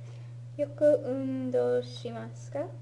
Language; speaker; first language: Japanese; non-native, learner; English